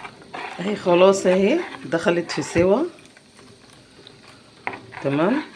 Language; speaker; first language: Arabic; native; Arabic